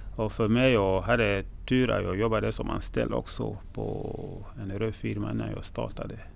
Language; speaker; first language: Swedish; non-native, fluent; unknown